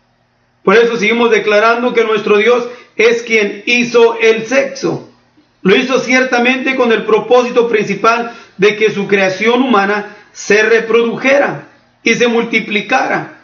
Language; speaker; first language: Spanish; native; Spanish